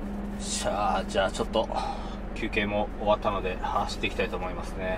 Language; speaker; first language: Japanese; native; Japanese